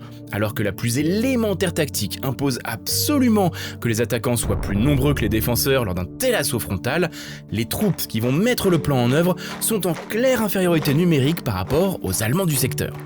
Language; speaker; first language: French; native; French